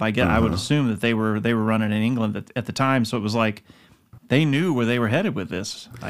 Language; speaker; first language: English; native; English